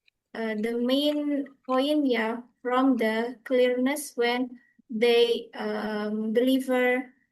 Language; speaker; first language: English; non-native, fluent; Indonesian